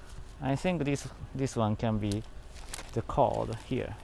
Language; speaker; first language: English; non-native, learner; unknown